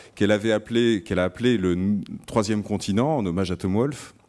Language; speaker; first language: French; native; French